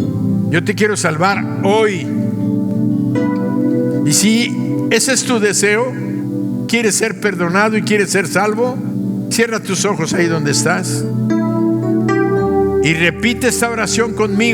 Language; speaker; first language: Spanish; native; Spanish